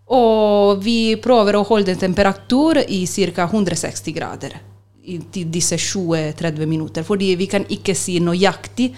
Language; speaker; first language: Norwegian; non-native, learner; Italian